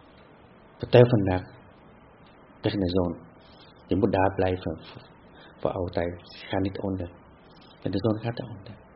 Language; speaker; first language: Dutch; non-native, fluent; Vietnamese